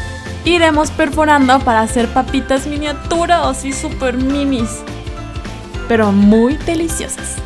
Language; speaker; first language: Spanish; native; Spanish